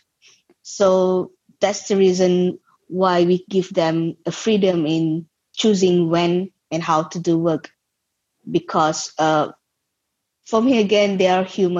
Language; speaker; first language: English; non-native, local second language; Malay